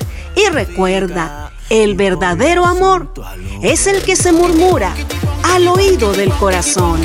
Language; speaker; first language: Spanish; native; Spanish